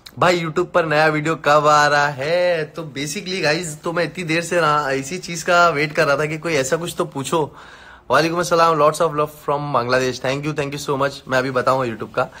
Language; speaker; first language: Hindi; native; Hindi